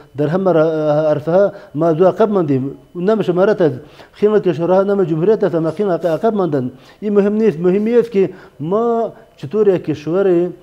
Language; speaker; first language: Persian; non-native, local second language; Pashto